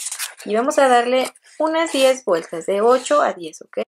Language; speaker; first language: Spanish; native; Spanish